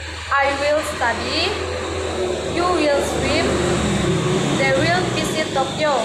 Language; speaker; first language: English; non-native, learner; Indonesian